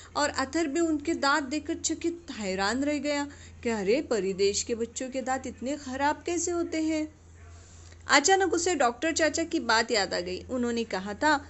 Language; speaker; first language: Hindi; non-native, local second language; Urdu